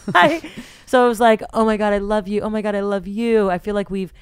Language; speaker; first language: English; native; English